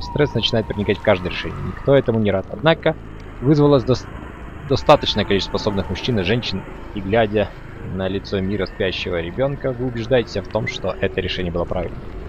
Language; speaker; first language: Russian; native; Russian